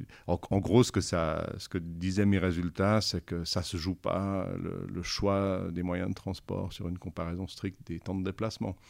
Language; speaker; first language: French; native; French